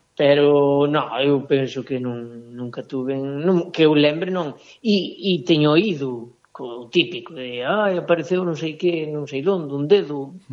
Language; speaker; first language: Galician; native; Galician